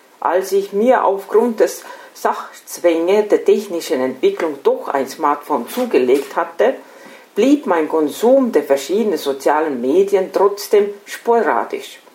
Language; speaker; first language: German; non-native, fluent; Estonian